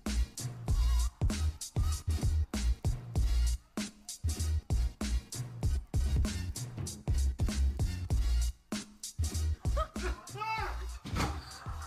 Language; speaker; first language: English; native; English